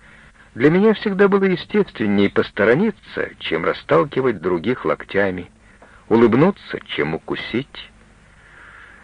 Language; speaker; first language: Russian; native; Russian